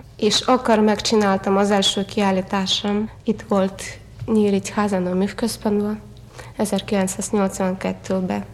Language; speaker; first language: Hungarian; non-native, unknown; Russian